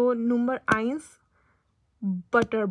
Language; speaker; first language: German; non-native, learner; Hindi